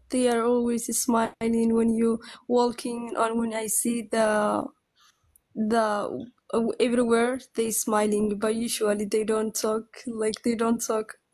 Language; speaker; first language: English; non-native, learner; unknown